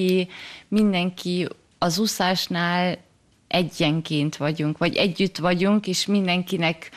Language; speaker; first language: Hungarian; early bilingual, heritage; German